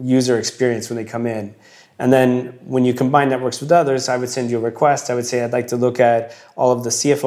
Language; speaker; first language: English; native; English